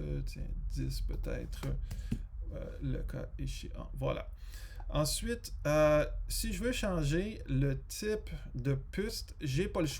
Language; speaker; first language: French; native; French